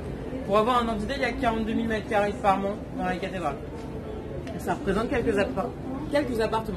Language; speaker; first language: French; native; French